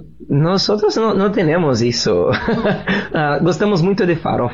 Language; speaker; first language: Spanish; non-native, learner; Portuguese